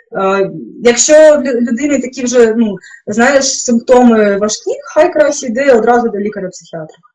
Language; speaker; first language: Ukrainian; non-native, local second language; Russian